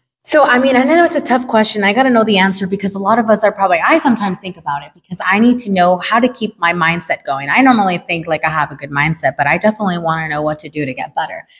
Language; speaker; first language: English; early bilingual, other home language; Spanish